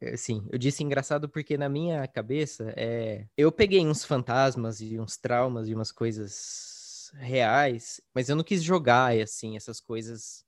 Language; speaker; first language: Portuguese; native; Portuguese